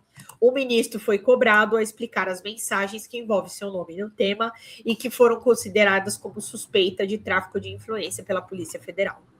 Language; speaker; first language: Portuguese; native; Portuguese